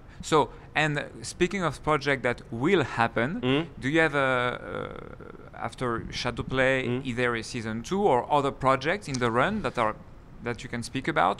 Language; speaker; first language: English; non-native, fluent; French